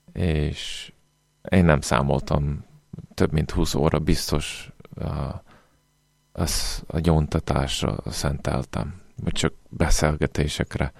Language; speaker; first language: Hungarian; non-native, fluent; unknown